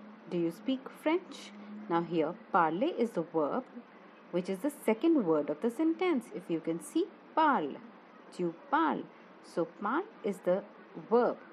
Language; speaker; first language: English; non-native, local second language; Hindi